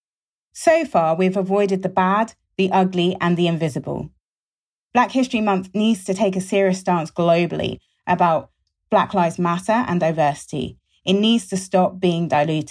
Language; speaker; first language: English; native; English